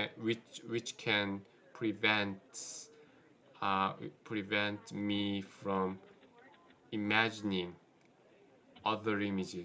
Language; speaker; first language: English; non-native, learner; Korean